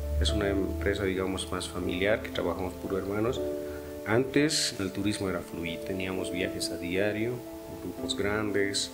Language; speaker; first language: Spanish; native; Spanish